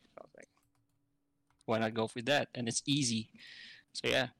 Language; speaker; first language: English; non-native, local second language; Filipino